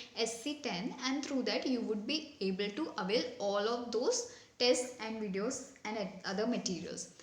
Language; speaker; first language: English; non-native, local second language; Hindi